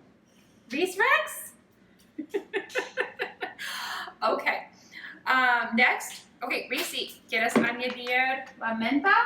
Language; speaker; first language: Spanish; non-native, learner; English